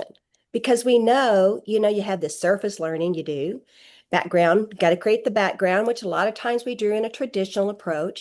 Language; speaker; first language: English; native; English